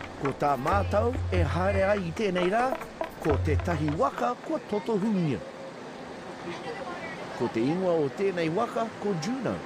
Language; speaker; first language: Māori; non-native, local second language; English